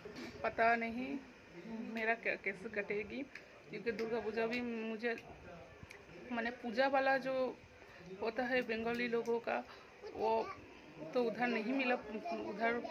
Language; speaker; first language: Hindi; non-native, local second language; Bangla